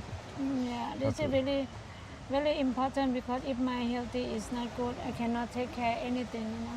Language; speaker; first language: English; non-native, learner; Thai